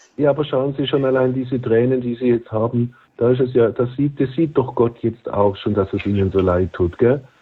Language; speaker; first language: German; native; German